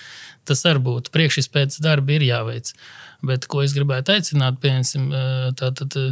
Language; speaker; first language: Latvian; native; Latvian